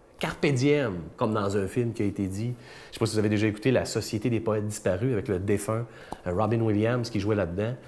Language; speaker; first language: French; native; French